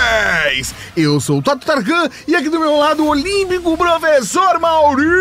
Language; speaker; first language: Portuguese; native; Portuguese